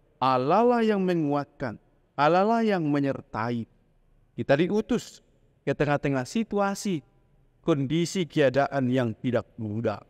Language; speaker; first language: Indonesian; non-native, local second language; Batak Toba